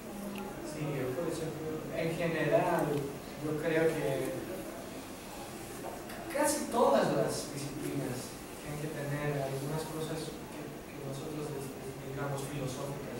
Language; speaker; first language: Portuguese; non-native, learner; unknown